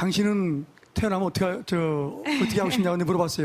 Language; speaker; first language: Korean; native; Korean